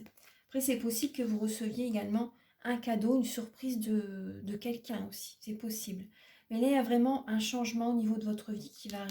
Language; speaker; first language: French; native; French